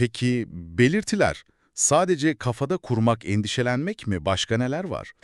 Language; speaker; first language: Turkish; native; Turkish